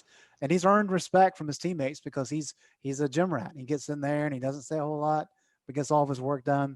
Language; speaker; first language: English; native; English